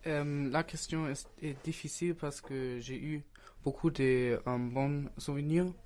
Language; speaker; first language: French; non-native, learner; German